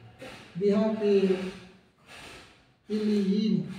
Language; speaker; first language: Arabic; non-native, learner; Indonesian